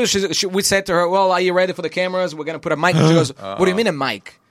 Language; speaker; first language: English; non-native, fluent; Italian